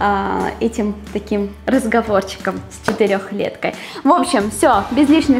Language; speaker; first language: Russian; native; Russian